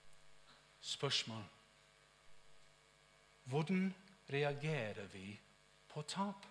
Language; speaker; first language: Norwegian; non-native, fluent; English